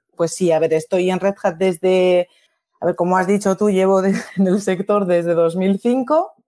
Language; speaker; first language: Spanish; native; Spanish